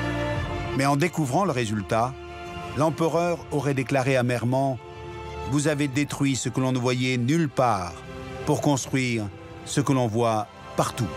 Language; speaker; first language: French; native; French